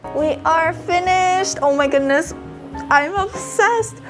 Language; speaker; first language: English; early bilingual, other home language; Korean